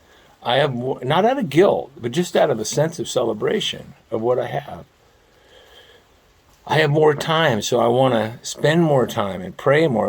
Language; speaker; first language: English; native; English